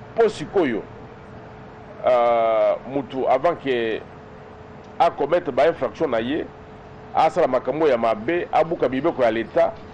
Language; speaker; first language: Lingala; non-native, local second language; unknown